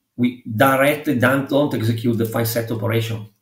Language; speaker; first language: English; non-native, fluent; Italian